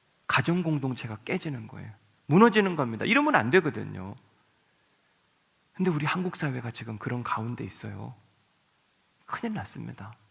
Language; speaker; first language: Korean; native; Korean